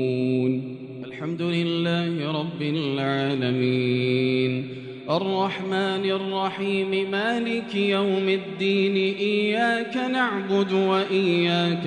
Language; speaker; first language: Arabic; native; Arabic